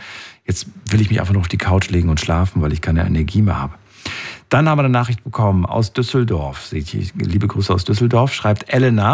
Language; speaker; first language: German; native; German